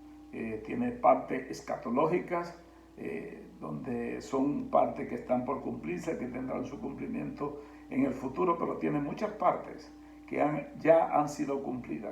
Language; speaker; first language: Spanish; native; Spanish